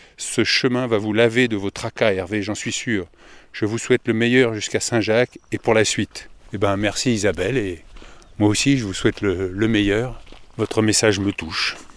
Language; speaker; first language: French; native; French